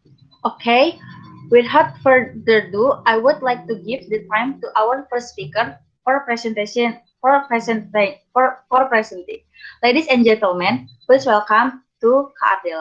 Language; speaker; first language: English; non-native, learner; Indonesian